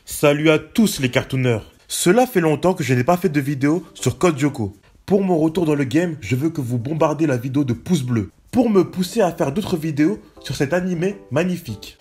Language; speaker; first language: French; native; French